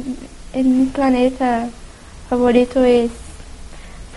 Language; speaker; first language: Spanish; non-native, learner; Portuguese